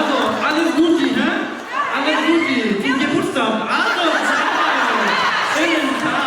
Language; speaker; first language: German; non-native, learner; Tibetan